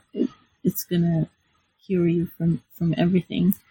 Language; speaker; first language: English; non-native, fluent; Hebrew